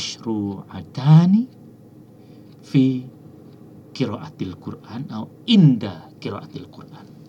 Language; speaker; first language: Arabic; non-native, fluent; Indonesian